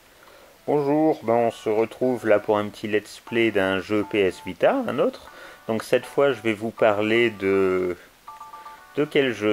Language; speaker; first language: French; native; French